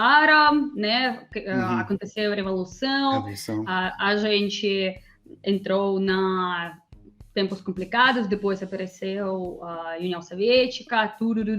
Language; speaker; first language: Portuguese; non-native, fluent; Russian